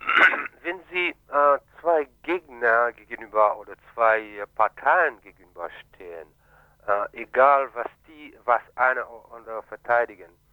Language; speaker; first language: German; non-native, fluent; Haitian Creole